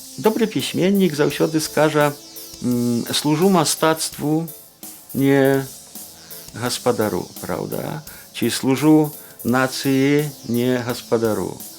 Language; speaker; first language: Belarusian; native; Belarusian